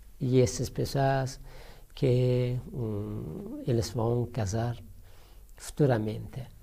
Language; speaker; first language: Portuguese; non-native, learner; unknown